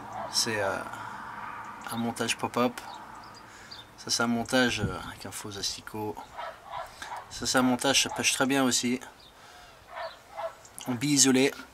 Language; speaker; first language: French; non-native, fluent; English